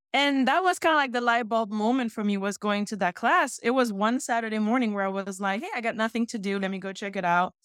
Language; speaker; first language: English; non-native, fluent; French